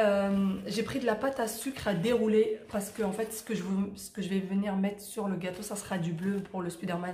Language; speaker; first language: French; native; French